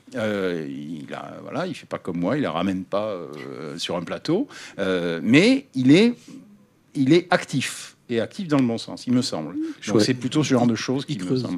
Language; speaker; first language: French; native; French